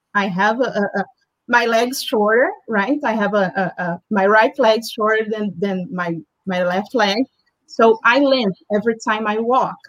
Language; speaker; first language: English; non-native, fluent; Portuguese